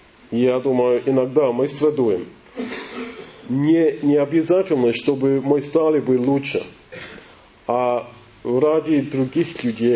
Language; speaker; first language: Russian; non-native, learner; English